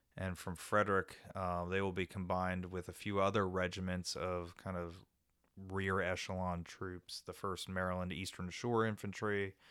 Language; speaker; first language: English; native; English